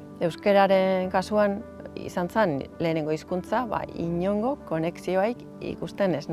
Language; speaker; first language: Basque; non-native, fluent; Finnish